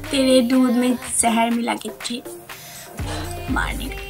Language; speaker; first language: Hindi; non-native, local second language; Assamese